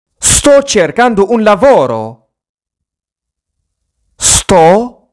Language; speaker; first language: Italian; non-native, fluent; Arabic